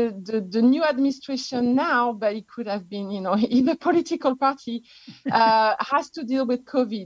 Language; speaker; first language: English; non-native, fluent; French